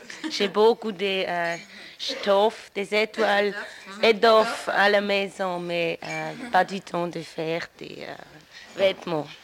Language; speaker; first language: French; non-native, local second language; German